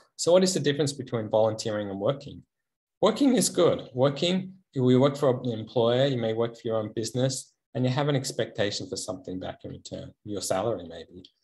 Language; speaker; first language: English; native; English